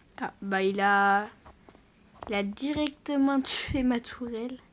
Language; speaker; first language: French; native; French